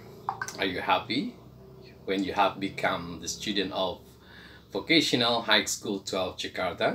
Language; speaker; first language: English; non-native, fluent; Indonesian